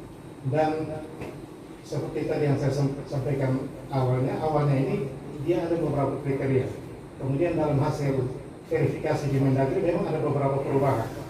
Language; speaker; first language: Indonesian; native; Indonesian